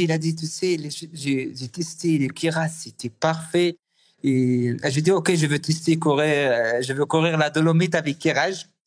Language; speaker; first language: French; non-native, learner; Arabic